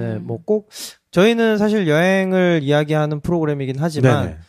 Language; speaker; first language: Korean; native; Korean